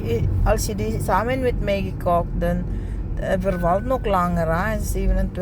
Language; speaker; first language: Dutch; non-native, learner; Filipino